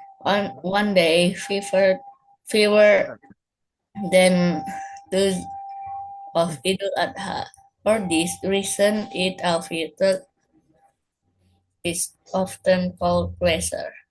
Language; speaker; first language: English; non-native, learner; Indonesian